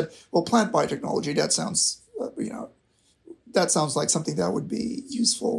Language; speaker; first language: English; non-native, local second language; Filipino